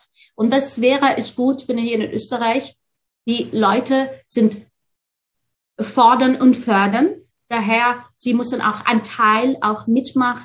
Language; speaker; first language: German; non-native, fluent; Arabic